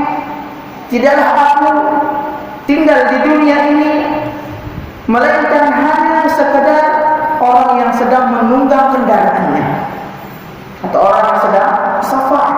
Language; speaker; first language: Indonesian; native; Indonesian